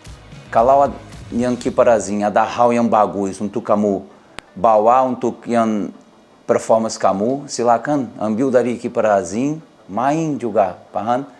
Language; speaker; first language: Indonesian; non-native, learner; Portuguese